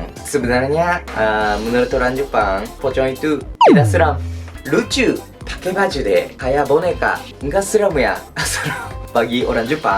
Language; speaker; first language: Indonesian; non-native, learner; Japanese